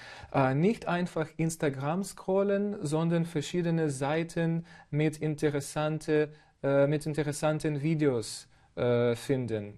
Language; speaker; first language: German; non-native, fluent; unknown